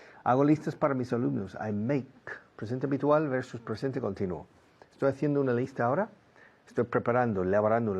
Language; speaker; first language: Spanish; non-native, fluent; English